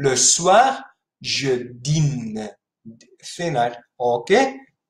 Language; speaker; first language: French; non-native, fluent; Spanish